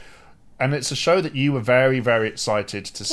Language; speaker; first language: English; native; English